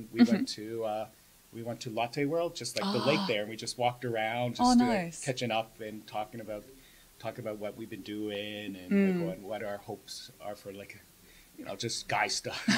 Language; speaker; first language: English; native; English